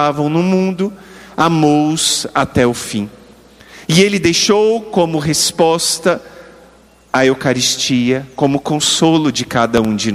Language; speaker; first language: Portuguese; native; Portuguese